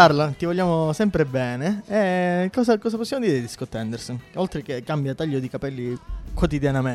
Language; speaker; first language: Italian; native; Italian